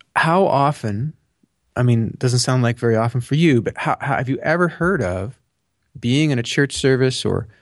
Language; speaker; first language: English; native; English